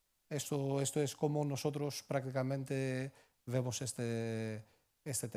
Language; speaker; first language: Spanish; non-native, fluent; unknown